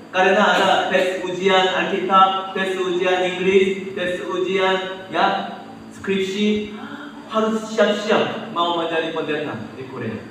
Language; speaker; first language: Indonesian; non-native, fluent; Korean